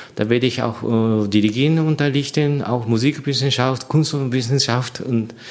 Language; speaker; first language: German; non-native, learner; Japanese